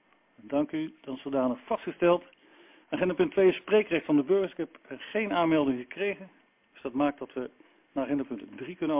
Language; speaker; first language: Dutch; native; Dutch